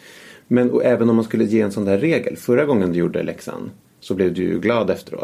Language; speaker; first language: Swedish; native; Swedish